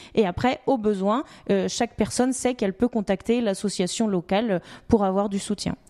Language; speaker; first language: French; native; French